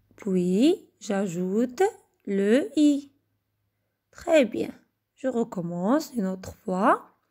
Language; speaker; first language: French; non-native, local second language; Arabic